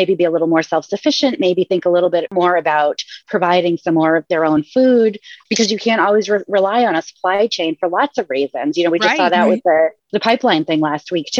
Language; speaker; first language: English; native; English